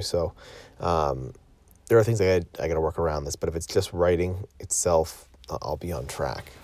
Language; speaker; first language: English; native; English